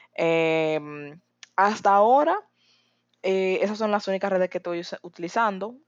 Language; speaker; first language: Spanish; native; Spanish